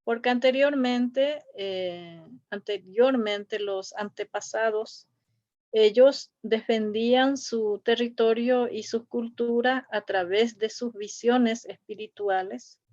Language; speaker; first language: Spanish; non-native, local second language; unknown